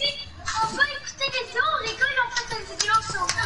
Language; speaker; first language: French; native; French